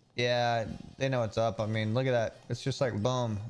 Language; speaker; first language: English; native; English